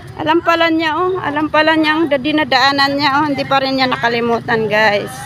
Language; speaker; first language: Filipino; non-native, local second language; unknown